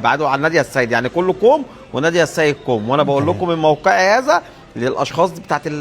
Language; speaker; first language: Arabic; native; Arabic